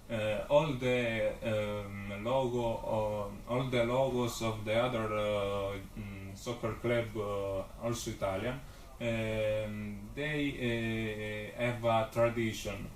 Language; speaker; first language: English; non-native, learner; Italian